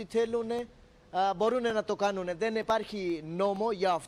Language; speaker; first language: Greek; non-native, fluent; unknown